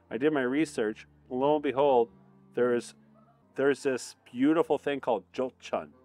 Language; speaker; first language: English; native; English